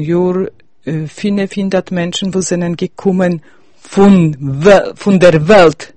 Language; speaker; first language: German; early bilingual, heritage; Yiddish